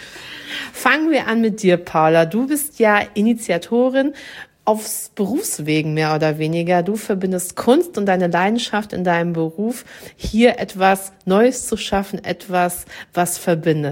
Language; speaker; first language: German; native; German